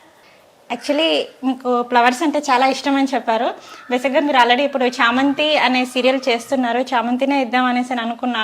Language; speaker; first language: Telugu; native; Telugu